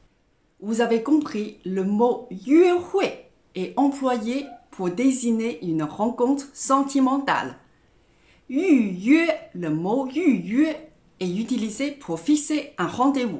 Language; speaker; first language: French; non-native, fluent; Chinese